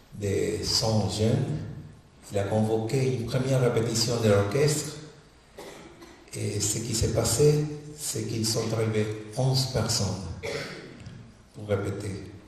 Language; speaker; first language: French; non-native, fluent; Spanish